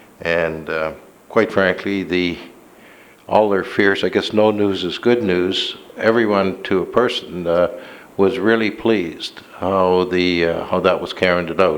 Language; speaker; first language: English; native; English